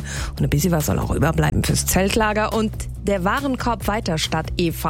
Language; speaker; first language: German; native; German